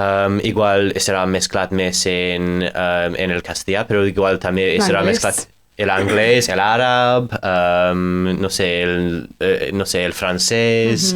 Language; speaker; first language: Catalan; non-native, fluent; English